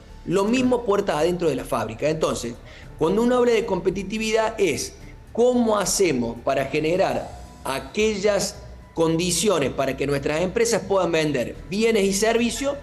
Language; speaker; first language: Spanish; native; Spanish